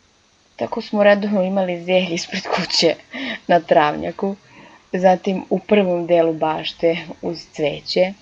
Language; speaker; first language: Serbian; native; Serbian